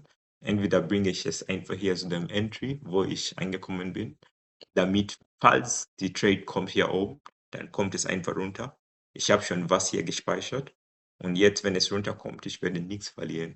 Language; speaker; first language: German; non-native, fluent; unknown